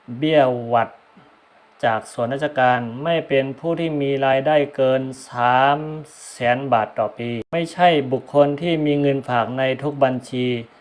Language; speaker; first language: Thai; non-native, local second language; Shan